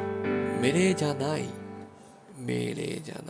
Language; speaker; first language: Japanese; non-native, learner; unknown